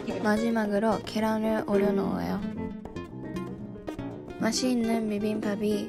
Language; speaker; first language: Korean; non-native, learner; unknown